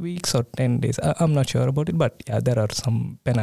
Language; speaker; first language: English; non-native, local second language; Tamil